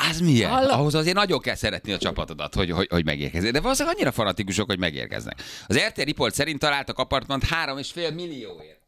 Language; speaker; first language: Hungarian; native; Hungarian